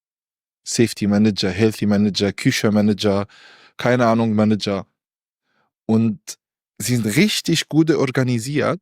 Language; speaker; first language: German; non-native, learner; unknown